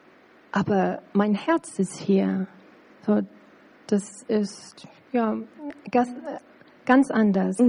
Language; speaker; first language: German; non-native, learner; English